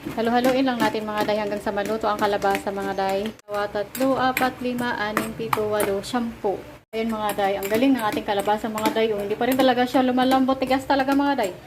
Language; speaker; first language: Filipino; non-native, local second language; Bikol